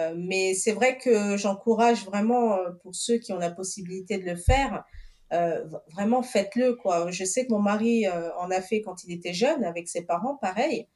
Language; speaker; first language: French; early bilingual, other home language; Portuguese